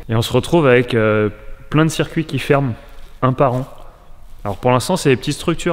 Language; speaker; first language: French; native; French